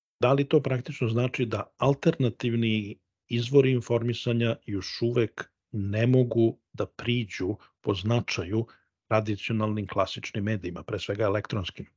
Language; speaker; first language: Serbian; native; Serbian